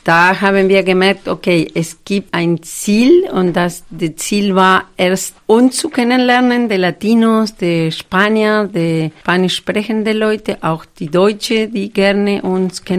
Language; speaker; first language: German; non-native, fluent; Spanish